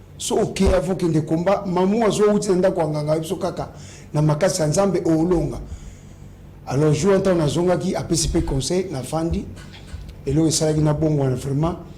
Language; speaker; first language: Lingala; native; Lingala